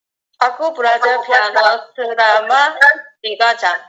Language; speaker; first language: Indonesian; non-native, learner; Korean